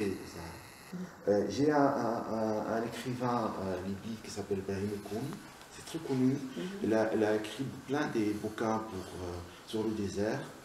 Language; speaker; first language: French; non-native, local second language; Arabic